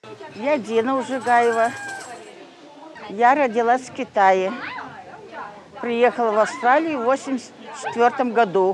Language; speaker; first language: Russian; early bilingual, heritage; Russian